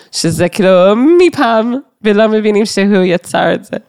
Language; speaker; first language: Hebrew; non-native, fluent; English